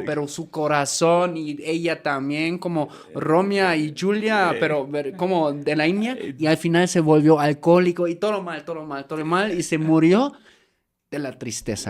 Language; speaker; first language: Spanish; non-native, fluent; German